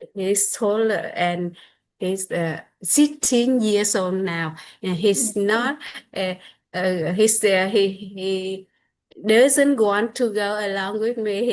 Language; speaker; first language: English; non-native, learner; Vietnamese